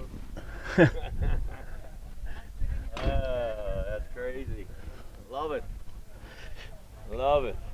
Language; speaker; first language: English; native; English